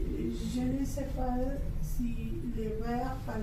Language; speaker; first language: French; non-native, learner; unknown